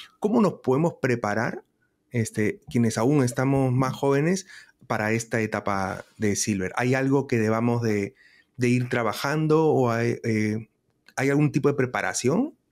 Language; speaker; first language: Spanish; native; Spanish